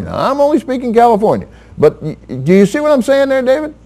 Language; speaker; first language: English; native; English